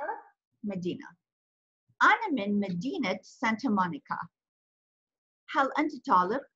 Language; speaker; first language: Arabic; non-native, fluent; English